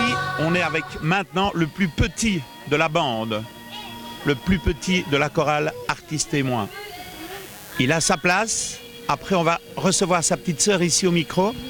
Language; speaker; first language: French; native; French